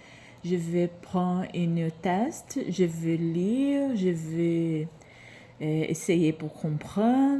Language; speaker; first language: French; non-native, learner; Portuguese